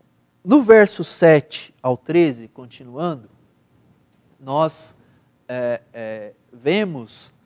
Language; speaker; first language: Portuguese; native; Portuguese